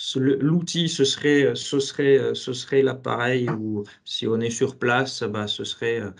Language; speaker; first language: French; non-native, fluent; Georgian